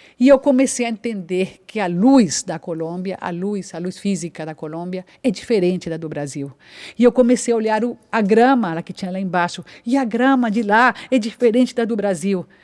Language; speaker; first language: Portuguese; non-native, fluent; Spanish